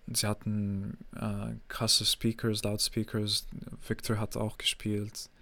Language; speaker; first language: German; non-native, fluent; English